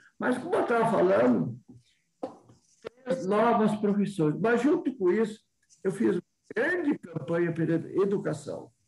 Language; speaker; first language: Portuguese; native; Portuguese